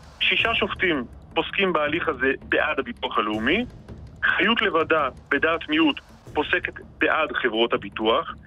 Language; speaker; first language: Hebrew; native; Hebrew